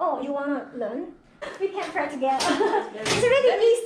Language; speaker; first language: English; non-native, learner; Chinese